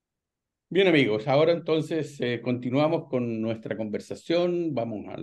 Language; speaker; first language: Spanish; native; Spanish